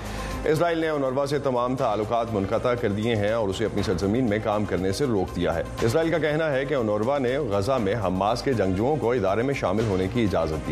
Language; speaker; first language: Urdu; native; Urdu